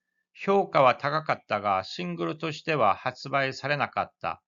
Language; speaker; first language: Japanese; non-native, fluent; Korean